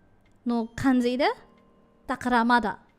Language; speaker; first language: Japanese; non-native, learner; English